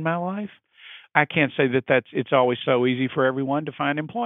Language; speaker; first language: English; native; English